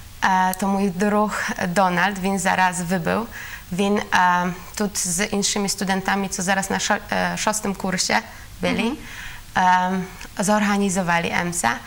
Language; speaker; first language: Ukrainian; non-native, learner; Polish